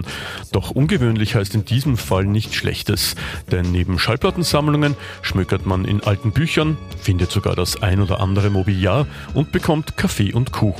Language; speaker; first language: German; native; German